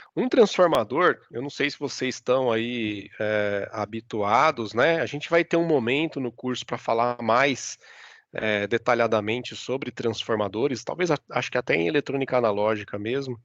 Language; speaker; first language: Portuguese; native; Portuguese